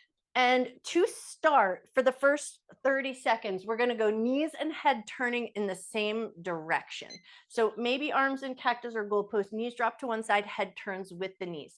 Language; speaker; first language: English; native; English